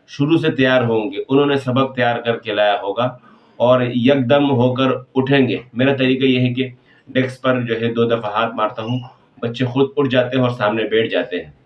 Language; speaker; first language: Urdu; non-native, local second language; Pashto